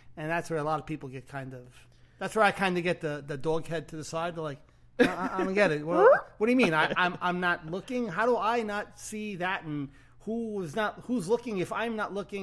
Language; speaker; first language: English; native; English